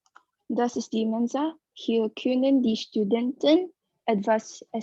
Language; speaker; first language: German; non-native, learner; Indonesian